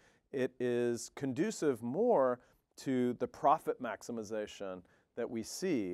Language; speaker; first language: English; native; English